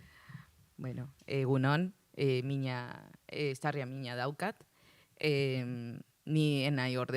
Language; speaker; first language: Basque; non-native, learner; Spanish